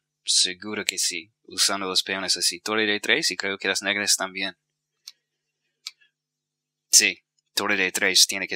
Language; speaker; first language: Spanish; non-native, fluent; English